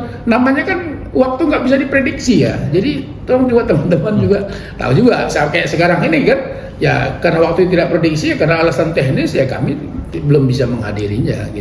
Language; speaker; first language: Indonesian; native; Indonesian